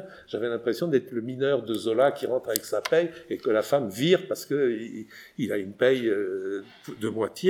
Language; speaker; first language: French; native; French